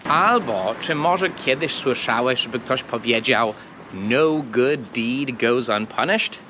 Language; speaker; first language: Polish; non-native, fluent; English